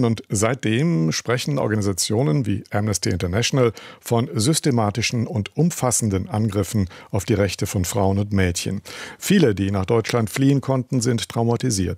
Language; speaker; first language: German; native; German